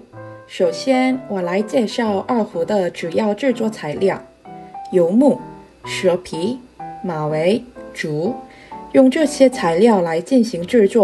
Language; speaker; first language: Chinese; non-native, fluent; Korean